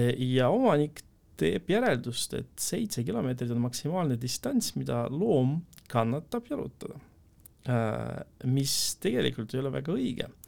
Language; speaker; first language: Estonian; non-native, local second language; Russian